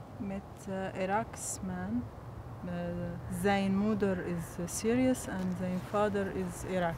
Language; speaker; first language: Dutch; non-native, learner; Arabic